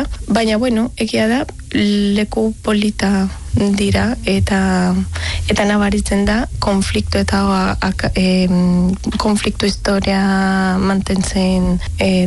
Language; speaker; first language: Basque; non-native, learner; Spanish